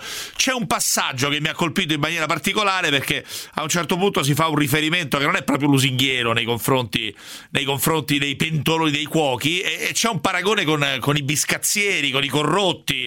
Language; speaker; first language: Italian; native; Italian